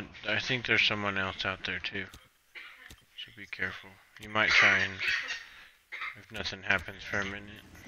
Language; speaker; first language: English; native; English